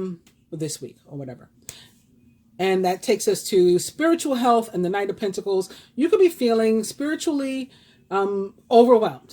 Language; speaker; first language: English; native; English